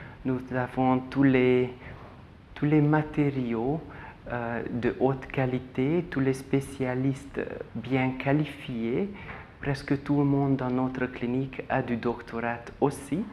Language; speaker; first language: French; non-native, fluent; Hungarian